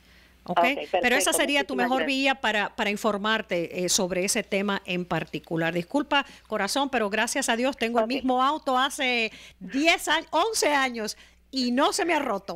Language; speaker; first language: Spanish; native; Spanish